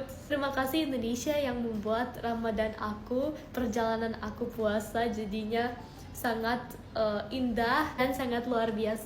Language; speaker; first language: Indonesian; non-native, fluent; German